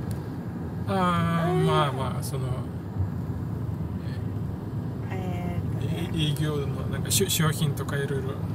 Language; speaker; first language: Japanese; non-native, fluent; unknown